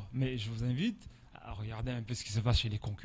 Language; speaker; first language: French; non-native, local second language; Comorian